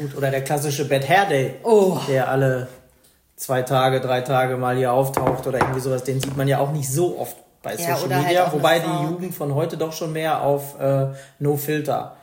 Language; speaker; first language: German; native; German